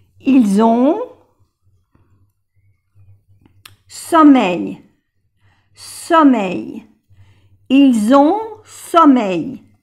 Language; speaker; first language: French; non-native, fluent; Spanish